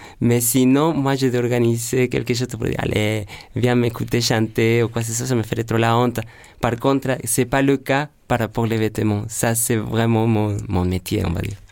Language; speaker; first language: French; non-native, fluent; Spanish